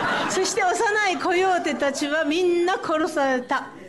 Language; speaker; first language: Japanese; native; Japanese